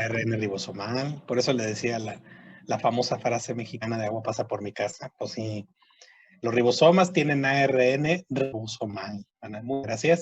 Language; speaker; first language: Spanish; native; Spanish